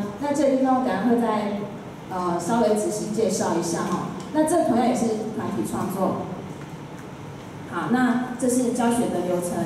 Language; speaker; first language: Chinese; native; Chinese